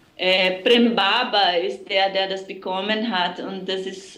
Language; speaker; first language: German; non-native, fluent; Portuguese